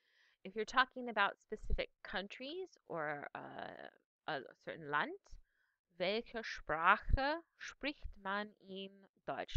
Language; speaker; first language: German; non-native, fluent; English